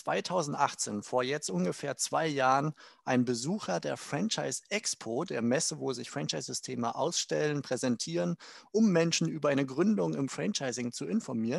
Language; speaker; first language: German; native; German